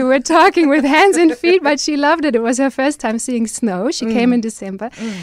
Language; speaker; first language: English; non-native, fluent; German